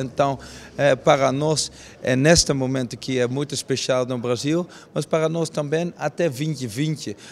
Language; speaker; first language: Portuguese; non-native, learner; Dutch